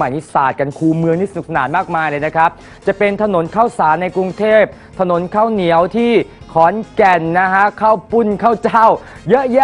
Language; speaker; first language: Thai; native; Thai